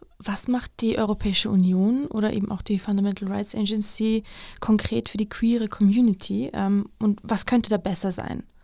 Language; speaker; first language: German; early bilingual, other home language; Georgian